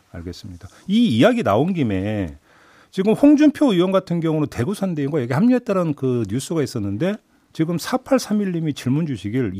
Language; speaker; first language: Korean; native; Korean